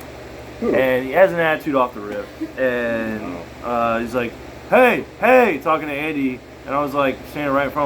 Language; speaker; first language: English; native; English